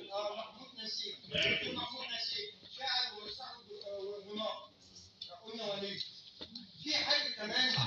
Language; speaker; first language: Arabic; native; Arabic